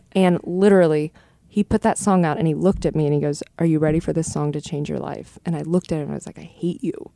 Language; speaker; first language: English; native; English